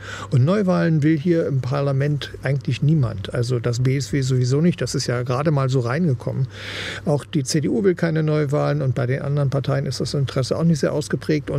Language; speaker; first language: German; native; German